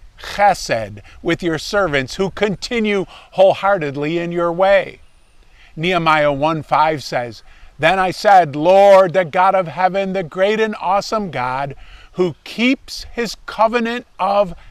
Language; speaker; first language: English; native; English